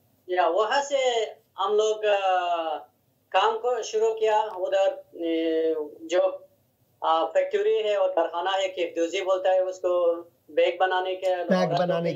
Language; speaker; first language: Hindi; non-native, learner; Hazaragi